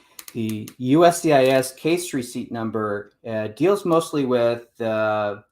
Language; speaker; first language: English; native; English